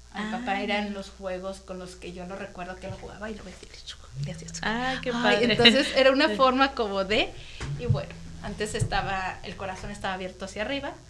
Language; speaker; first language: Spanish; native; Spanish